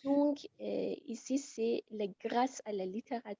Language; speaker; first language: French; non-native, fluent; Persian